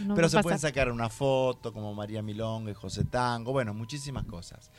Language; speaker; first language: Spanish; native; Spanish